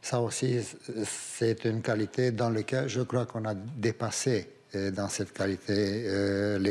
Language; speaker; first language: French; non-native, fluent; Romanian